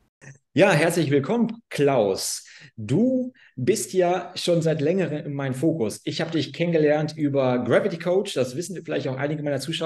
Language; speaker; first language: German; native; German